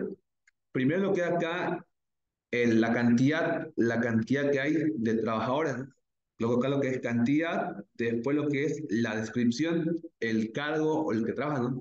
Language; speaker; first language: Spanish; native; Spanish